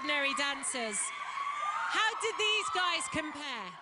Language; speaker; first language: English; native; English